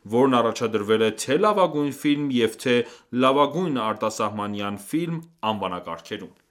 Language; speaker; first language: Armenian; early bilingual, heritage; Armenian